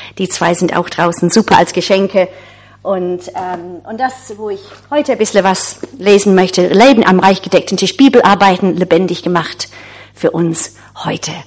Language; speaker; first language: German; non-native, fluent; English